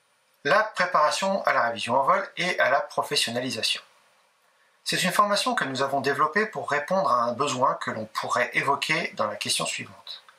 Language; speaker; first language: French; native; French